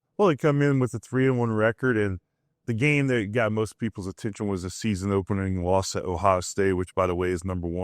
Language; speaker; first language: English; native; English